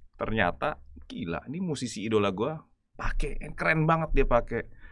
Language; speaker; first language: Indonesian; native; Indonesian